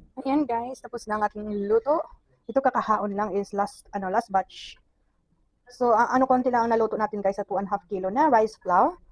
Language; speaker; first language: Filipino; non-native, local second language; Cebuano